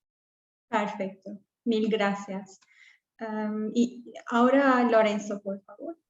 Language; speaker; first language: Spanish; non-native, fluent; English